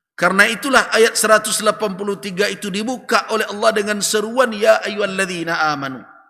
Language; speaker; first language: Malay; non-native, local second language; Minangkabau